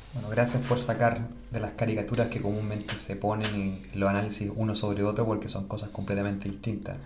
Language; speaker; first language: Spanish; native; Spanish